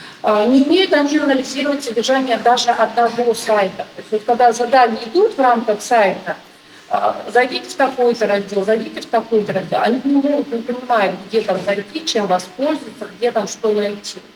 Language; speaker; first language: Russian; native; Russian